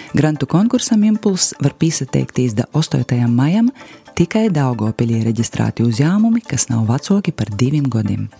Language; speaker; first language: Latvian; native; Latvian